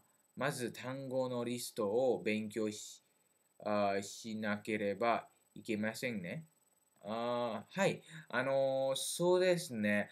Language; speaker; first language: Japanese; non-native, learner; French